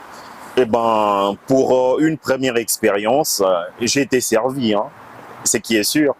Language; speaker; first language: French; non-native, local second language; Lingala